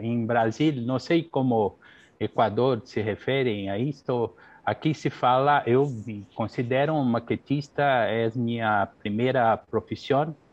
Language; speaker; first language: Portuguese; non-native, fluent; Spanish